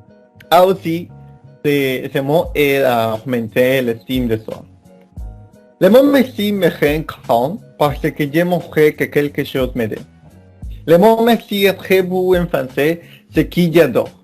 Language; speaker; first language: French; non-native, learner; Spanish